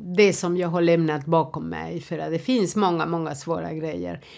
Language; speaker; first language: Swedish; non-native, fluent; Spanish